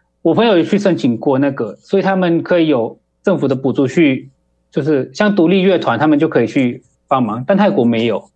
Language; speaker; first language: Chinese; early bilingual, heritage; Chinese